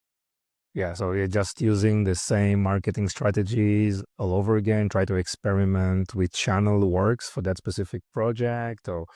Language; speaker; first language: English; non-native, fluent; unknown